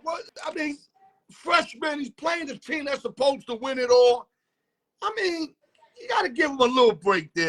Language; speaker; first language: English; native; English